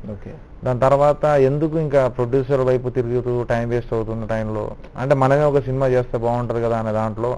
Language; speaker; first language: Telugu; native; Telugu